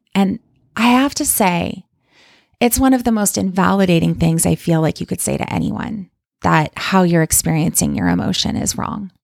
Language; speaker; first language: English; native; English